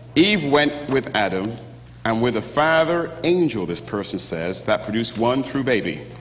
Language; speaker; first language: English; native; English